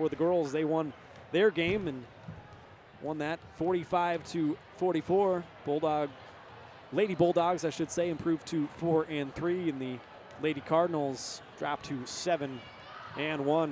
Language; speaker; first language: English; native; English